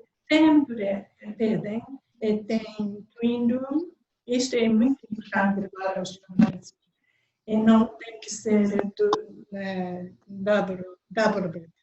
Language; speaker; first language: Portuguese; non-native, learner; Japanese